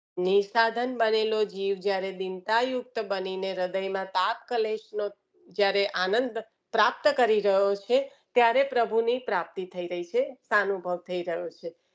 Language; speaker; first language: Gujarati; early bilingual, heritage; Gujarati